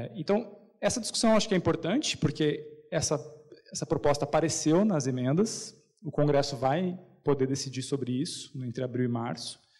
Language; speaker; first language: Portuguese; native; Portuguese